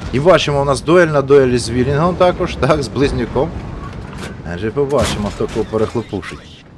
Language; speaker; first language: Ukrainian; native; Ukrainian